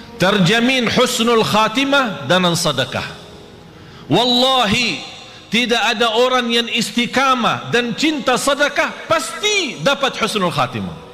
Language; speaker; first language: Malay; non-native, fluent; Arabic